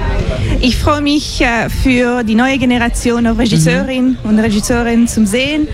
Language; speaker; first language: German; non-native, learner; English